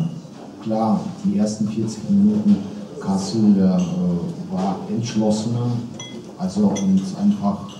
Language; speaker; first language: German; non-native, fluent; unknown